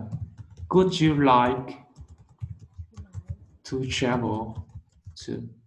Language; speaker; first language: English; non-native, learner; Vietnamese